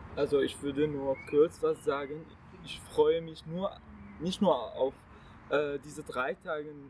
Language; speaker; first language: German; non-native, learner; Arabic